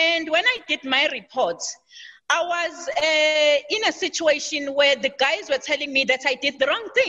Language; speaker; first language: English; non-native, local second language; Zulu